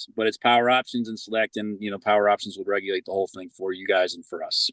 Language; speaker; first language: English; native; English